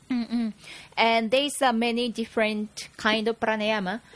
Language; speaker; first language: English; non-native, fluent; Japanese